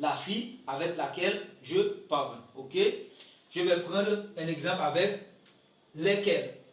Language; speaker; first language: French; non-native, local second language; Haitian Creole